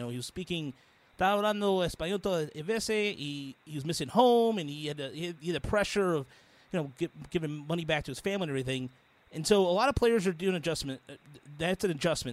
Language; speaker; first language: English; early bilingual, other home language; Spanish